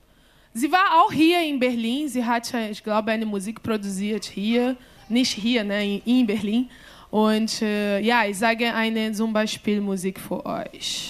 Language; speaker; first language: German; non-native, learner; Portuguese